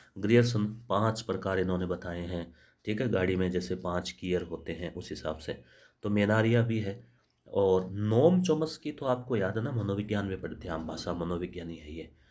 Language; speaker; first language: Hindi; native; Hindi